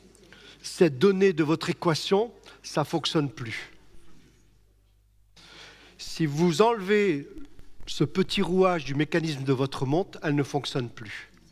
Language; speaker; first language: French; native; French